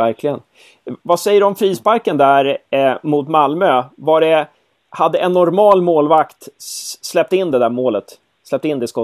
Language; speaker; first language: Swedish; native; Swedish